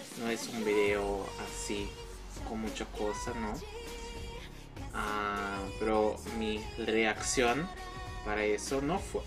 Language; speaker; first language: Spanish; non-native, fluent; Portuguese